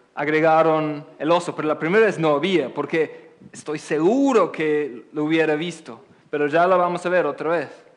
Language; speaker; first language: Spanish; non-native, fluent; English